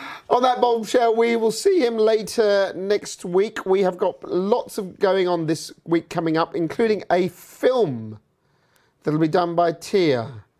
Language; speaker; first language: English; native; English